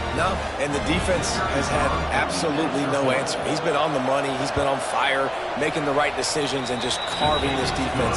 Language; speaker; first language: English; native; English